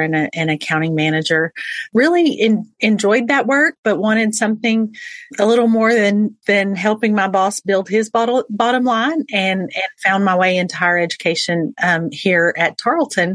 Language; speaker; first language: English; native; English